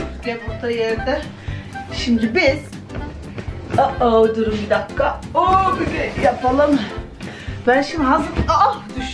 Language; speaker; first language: Turkish; early bilingual, other home language; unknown